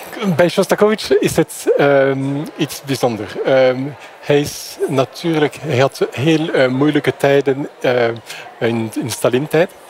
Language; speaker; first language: Dutch; non-native, fluent; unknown